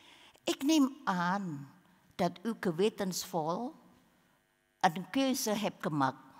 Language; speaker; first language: Dutch; non-native, learner; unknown